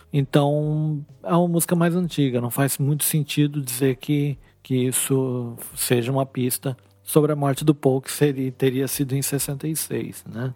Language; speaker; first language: Portuguese; native; Portuguese